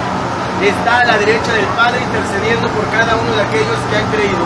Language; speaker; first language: Spanish; native; Spanish